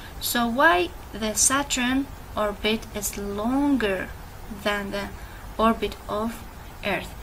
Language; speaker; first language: English; non-native, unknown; Central Kurdish